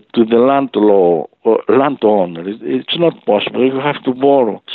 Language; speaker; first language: English; non-native, fluent; Greek